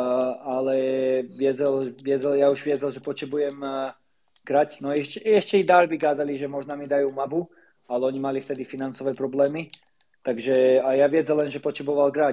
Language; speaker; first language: Polish; non-native, learner; Slovak